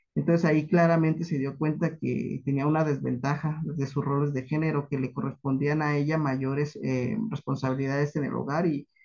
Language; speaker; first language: Spanish; native; Spanish